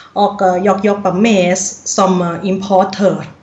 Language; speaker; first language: Swedish; non-native, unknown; Thai